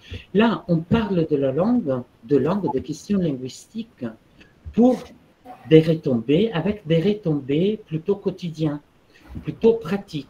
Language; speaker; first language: French; non-native, fluent; Italian